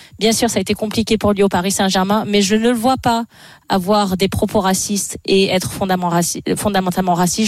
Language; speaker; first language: French; native; French